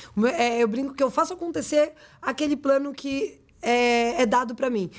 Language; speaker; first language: Portuguese; native; Portuguese